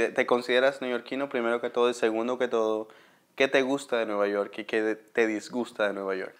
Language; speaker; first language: Spanish; native; Spanish